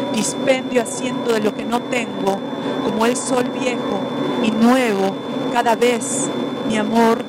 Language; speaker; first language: Spanish; native; Spanish